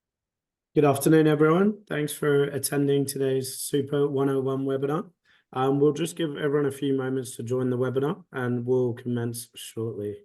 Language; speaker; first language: English; native; English